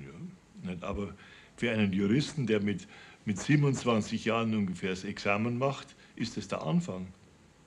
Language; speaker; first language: German; native; German